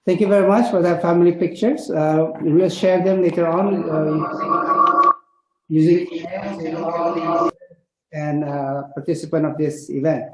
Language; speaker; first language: English; non-native, fluent; Indonesian